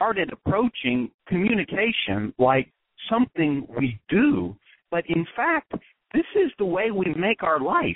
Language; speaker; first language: English; native; English